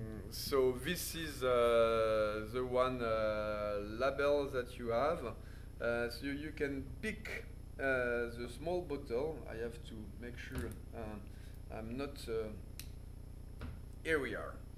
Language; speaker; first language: English; non-native, fluent; French